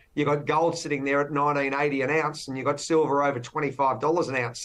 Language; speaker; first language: English; native; English